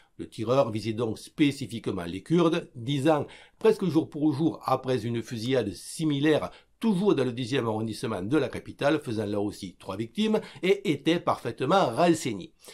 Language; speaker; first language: French; native; French